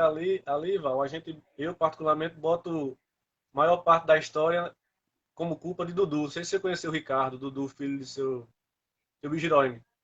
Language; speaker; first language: Portuguese; native; Portuguese